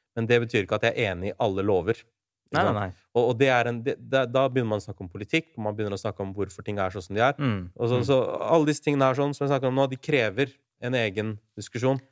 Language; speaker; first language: Norwegian; early bilingual, other home language; Urdu